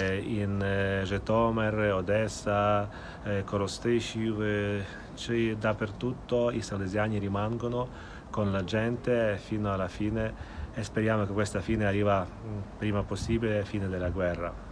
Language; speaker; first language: Italian; non-native, fluent; Ukrainian